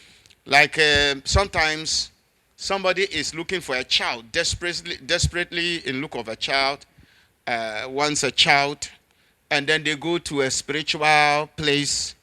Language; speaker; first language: English; non-native, local second language; Akan